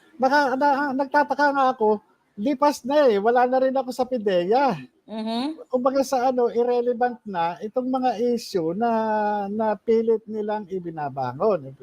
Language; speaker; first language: Filipino; native; Filipino